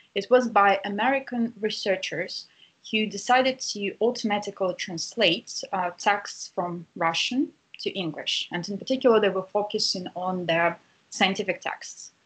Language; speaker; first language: English; non-native, fluent; Russian